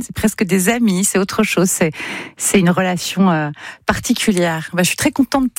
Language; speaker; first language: French; native; French